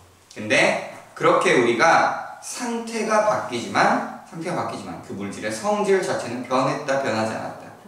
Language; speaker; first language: Korean; native; Korean